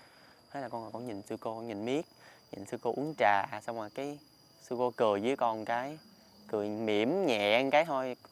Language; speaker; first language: Vietnamese; native; Vietnamese